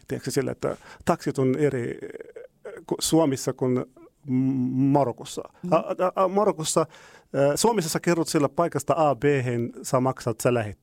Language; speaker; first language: Finnish; non-native, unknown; Arabic